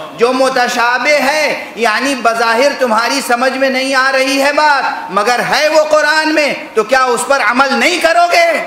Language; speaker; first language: Urdu; native; Urdu